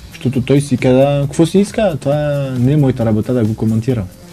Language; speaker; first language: Bulgarian; non-native, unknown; French